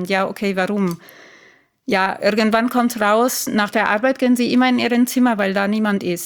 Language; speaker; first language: German; non-native, fluent; Italian